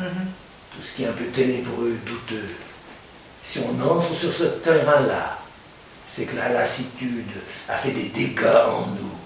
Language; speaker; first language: French; native; French